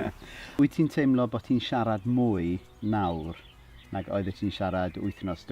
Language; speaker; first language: Welsh; native; Welsh